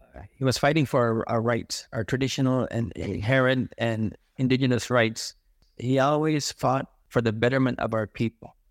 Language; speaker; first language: English; non-native, fluent; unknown